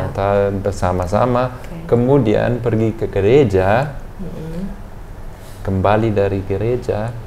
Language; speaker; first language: Indonesian; non-native, fluent; German